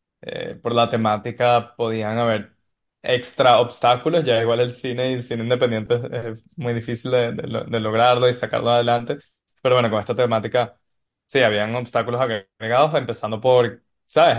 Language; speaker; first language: Spanish; native; Spanish